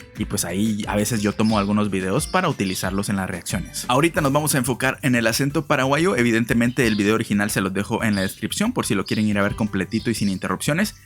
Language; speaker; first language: Spanish; native; Spanish